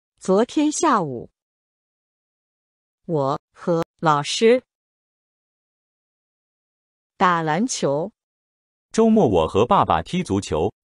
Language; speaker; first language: Chinese; non-native, learner; English